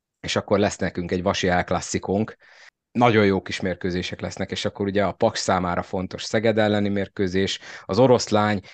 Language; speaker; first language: Hungarian; native; Hungarian